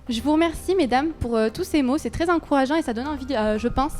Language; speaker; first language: French; native; French